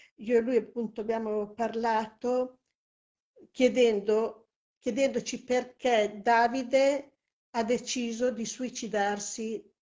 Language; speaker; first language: Italian; native; Italian